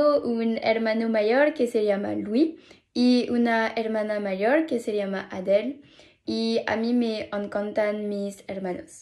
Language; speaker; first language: Spanish; non-native, learner; French